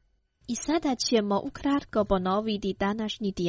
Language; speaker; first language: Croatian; non-native, fluent; Chinese